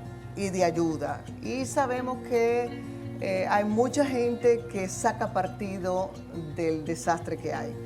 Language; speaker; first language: Spanish; native; Spanish